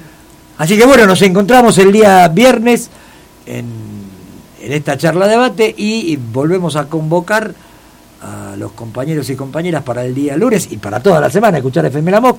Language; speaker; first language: Spanish; native; Spanish